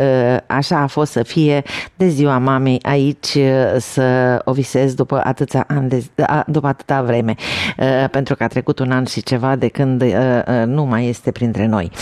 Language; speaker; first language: Romanian; native; Romanian